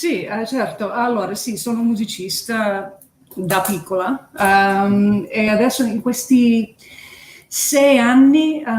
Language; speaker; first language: Italian; early bilingual, heritage; English